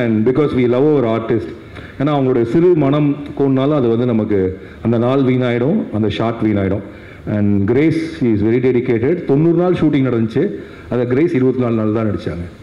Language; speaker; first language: Tamil; native; Tamil